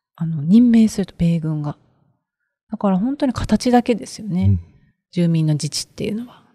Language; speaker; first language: Japanese; native; Japanese